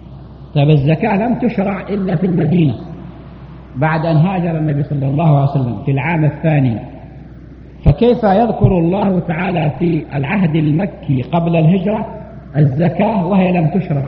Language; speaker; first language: Arabic; native; Arabic